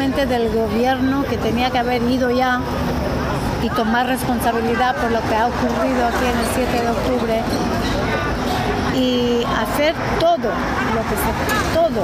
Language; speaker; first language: Spanish; non-native, fluent; Hebrew